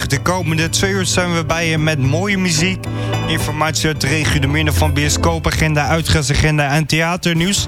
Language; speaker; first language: Dutch; native; Dutch